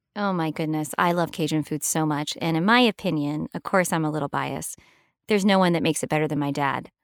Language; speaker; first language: English; native; English